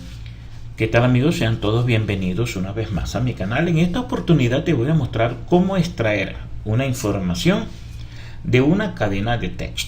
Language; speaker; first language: Spanish; native; Spanish